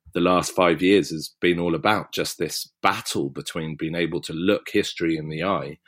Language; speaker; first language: English; native; English